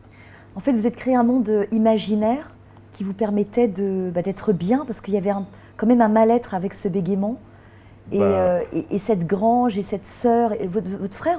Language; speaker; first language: French; native; French